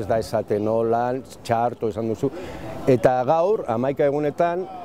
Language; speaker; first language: Basque; non-native, local second language; Spanish